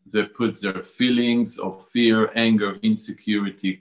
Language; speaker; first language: English; non-native, fluent; Hebrew